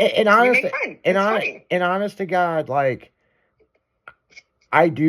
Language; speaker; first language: English; native; English